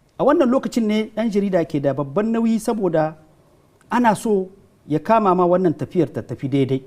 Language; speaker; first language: Hausa; non-native, local second language; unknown